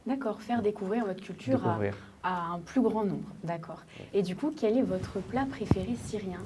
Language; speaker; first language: French; native; French